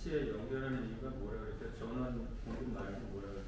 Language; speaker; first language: Korean; native; Korean